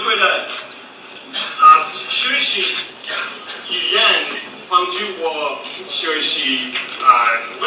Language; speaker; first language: Chinese; non-native, learner; English